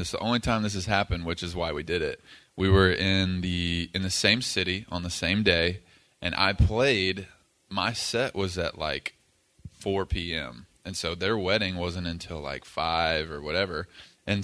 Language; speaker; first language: English; native; English